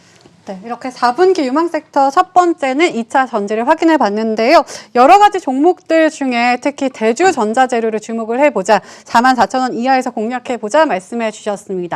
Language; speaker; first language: Korean; native; Korean